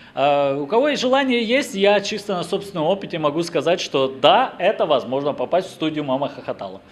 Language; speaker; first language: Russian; native; Russian